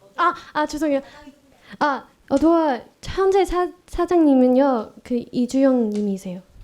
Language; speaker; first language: Korean; non-native, fluent; Vietnamese